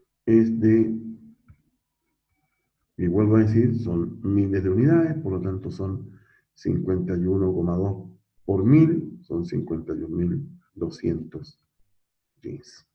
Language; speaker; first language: Spanish; native; Spanish